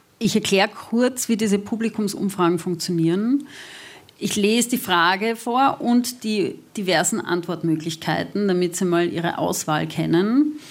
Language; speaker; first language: German; native; German